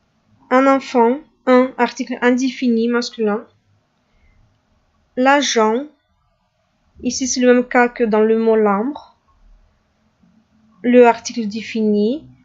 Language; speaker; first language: French; non-native, fluent; Russian